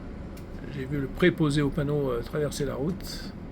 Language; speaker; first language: French; native; French